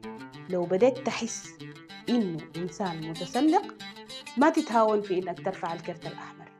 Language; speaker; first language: Arabic; native; Arabic